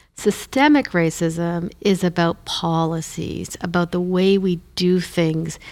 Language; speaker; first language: English; non-native, fluent; Hindi